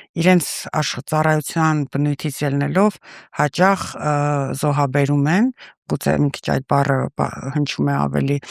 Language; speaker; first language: Armenian; early bilingual, heritage; Russian